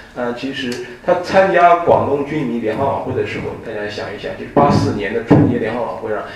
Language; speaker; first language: Chinese; native; Chinese